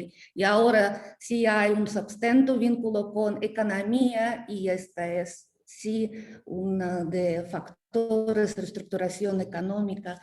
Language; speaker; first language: Spanish; non-native, learner; Russian